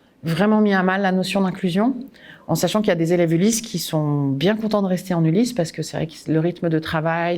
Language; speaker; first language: French; native; French